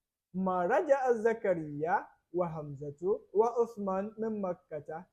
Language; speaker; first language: Arabic; non-native, fluent; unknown